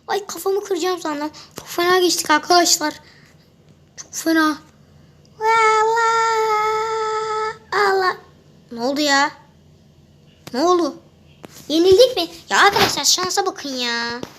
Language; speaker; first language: Turkish; native; Turkish